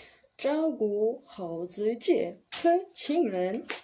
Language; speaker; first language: Chinese; non-native, learner; Kyrgyz